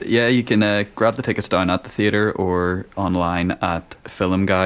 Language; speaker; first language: English; native; English